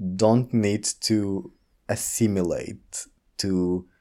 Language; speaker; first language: English; non-native, fluent; Portuguese